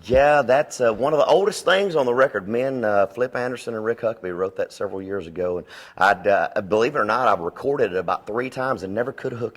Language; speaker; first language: English; native; English